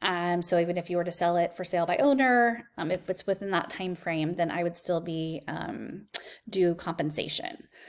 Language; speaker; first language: English; native; English